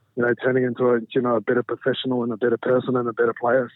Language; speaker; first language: English; native; English